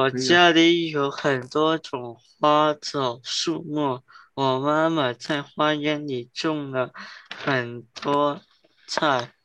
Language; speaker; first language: Chinese; early bilingual, heritage; Chinese